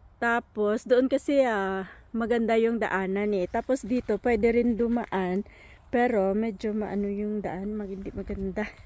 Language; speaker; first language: Filipino; non-native, local second language; Hiligaynon